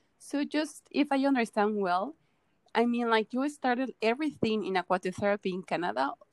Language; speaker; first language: English; non-native, fluent; Spanish